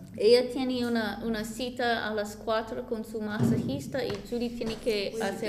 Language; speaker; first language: Spanish; non-native, fluent; English